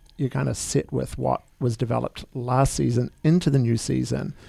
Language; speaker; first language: English; native; English